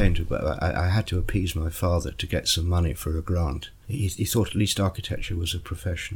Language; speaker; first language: English; native; English